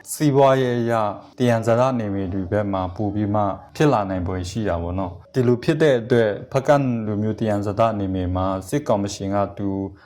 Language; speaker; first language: Burmese; non-native, local second language; Kachin